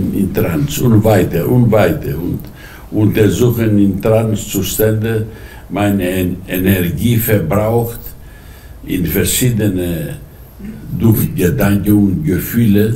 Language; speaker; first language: German; non-native, fluent; Greek